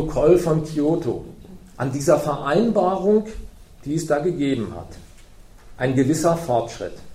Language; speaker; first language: German; native; German